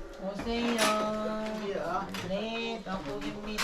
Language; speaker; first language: Korean; native; Korean